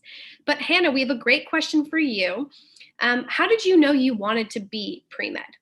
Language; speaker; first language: English; native; English